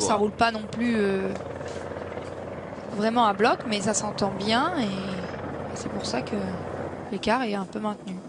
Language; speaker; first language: French; native; French